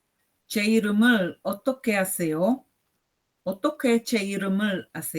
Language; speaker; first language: Korean; non-native, learner; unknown